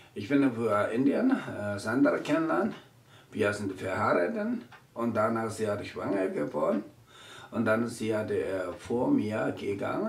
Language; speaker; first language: German; non-native, learner; Tibetan